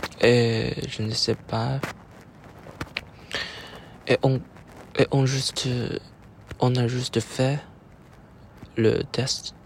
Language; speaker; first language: French; non-native, learner; Chinese